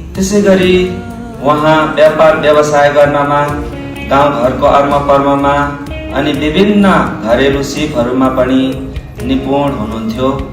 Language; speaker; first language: Nepali; native; Nepali